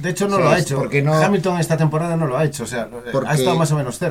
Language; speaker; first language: Spanish; native; Spanish